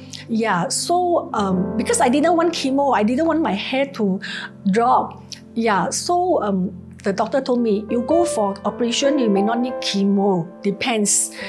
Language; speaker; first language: English; non-native, local second language; Cantonese